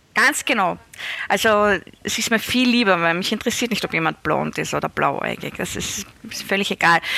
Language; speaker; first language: German; native; German